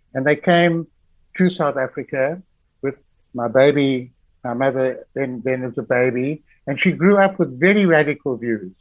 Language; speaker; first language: English; native; English